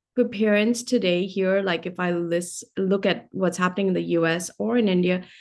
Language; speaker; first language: English; non-native, local second language; Hindi